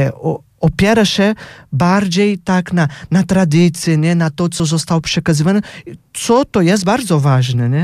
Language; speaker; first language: Polish; non-native, fluent; Portuguese